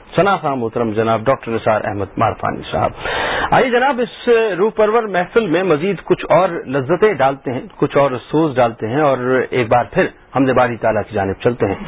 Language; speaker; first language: Urdu; native; Urdu